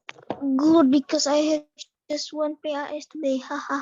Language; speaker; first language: English; non-native, learner; Indonesian